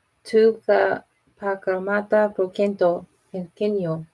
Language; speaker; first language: Spanish; non-native, learner; English